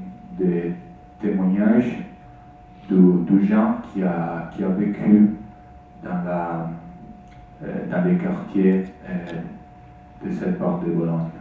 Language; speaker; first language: French; non-native, fluent; Italian